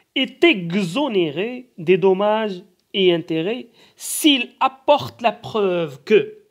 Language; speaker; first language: French; non-native, local second language; Arabic